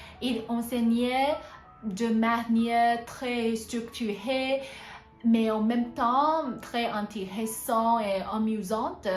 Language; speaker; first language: French; non-native, fluent; Hakka Chinese